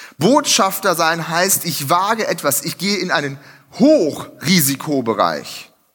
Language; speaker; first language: German; native; German